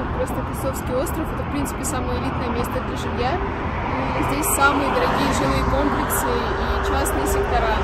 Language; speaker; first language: Russian; native; Russian